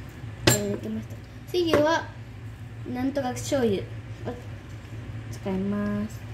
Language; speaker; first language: Japanese; non-native, fluent; Cebuano